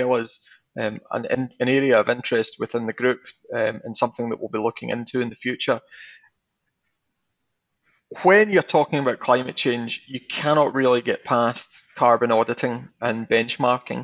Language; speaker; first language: English; native; English